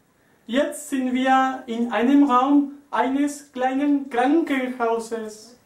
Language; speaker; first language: German; non-native, learner; Spanish